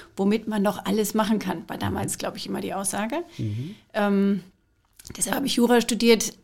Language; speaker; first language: German; non-native, fluent; English